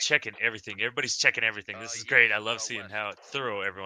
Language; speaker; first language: English; native; English